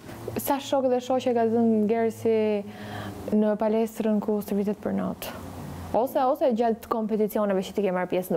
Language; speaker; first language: Albanian; native; Albanian